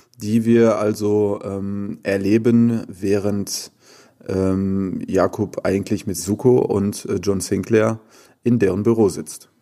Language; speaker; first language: German; native; German